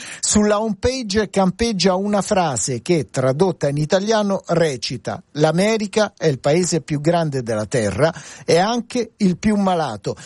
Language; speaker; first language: Italian; native; Italian